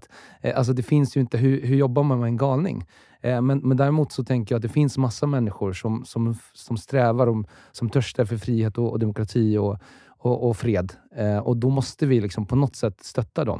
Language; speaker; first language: Swedish; early bilingual, other home language; Russian